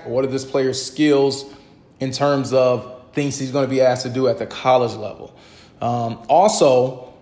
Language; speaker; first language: English; native; English